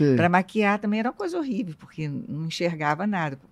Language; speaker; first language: Portuguese; native; Portuguese